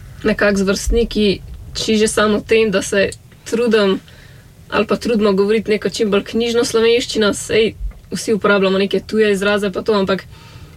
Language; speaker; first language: Slovenian; native; Slovenian